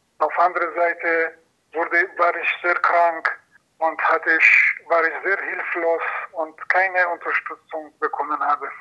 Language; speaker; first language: German; non-native, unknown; Persian